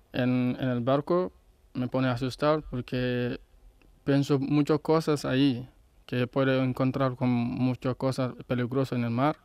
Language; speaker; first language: Spanish; non-native, learner; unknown